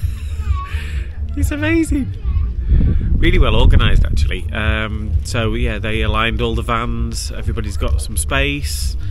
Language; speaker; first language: English; native; English